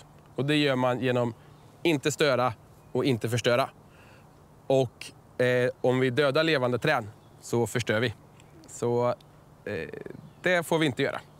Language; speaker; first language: Swedish; native; Swedish